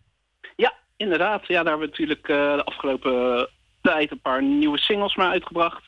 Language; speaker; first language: Dutch; native; Dutch